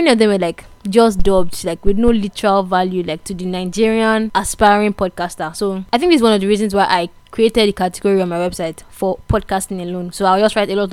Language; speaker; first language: English; non-native, local second language; Igbo